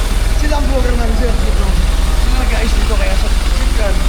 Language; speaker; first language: Filipino; native; Filipino